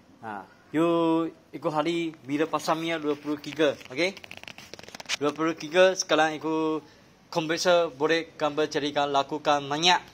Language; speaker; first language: Malay; non-native, local second language; Chinese